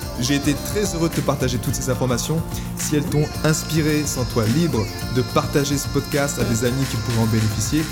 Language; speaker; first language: French; native; French